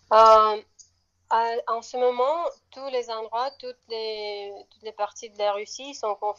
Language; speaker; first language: French; non-native, fluent; Russian